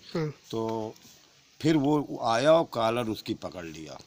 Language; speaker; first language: Hindi; native; Hindi